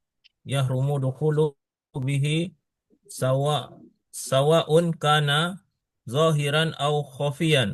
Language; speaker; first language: Arabic; non-native, learner; Indonesian